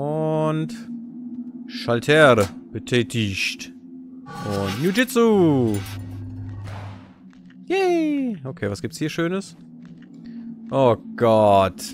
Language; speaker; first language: German; native; German